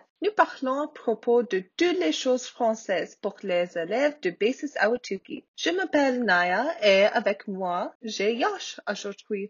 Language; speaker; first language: French; non-native, learner; English